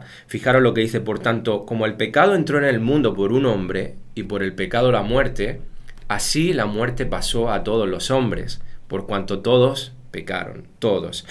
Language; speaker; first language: Spanish; native; Spanish